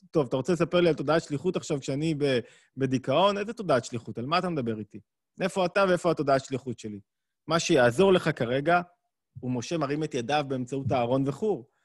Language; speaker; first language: Hebrew; native; Hebrew